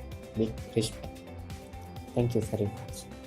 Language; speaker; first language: English; non-native, learner; Indonesian